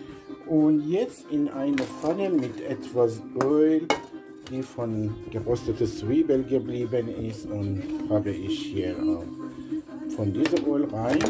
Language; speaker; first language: German; non-native, learner; Persian